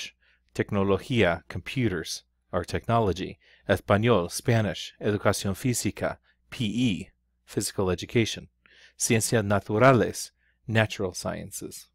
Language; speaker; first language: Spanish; non-native, fluent; English